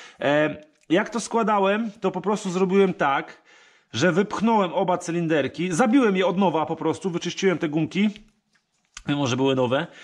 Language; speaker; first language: Polish; native; Polish